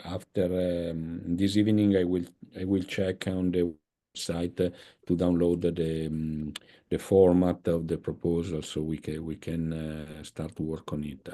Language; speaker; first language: English; non-native, fluent; Italian